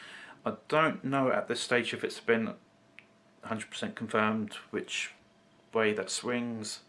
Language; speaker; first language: English; native; English